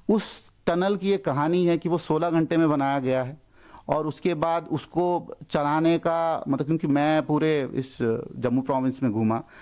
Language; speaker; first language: Hindi; non-native, local second language; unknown